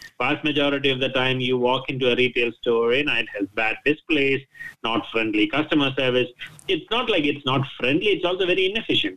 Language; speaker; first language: English; non-native, local second language; Malayalam